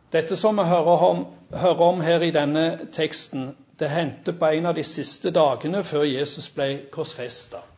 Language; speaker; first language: Norwegian; native; Norwegian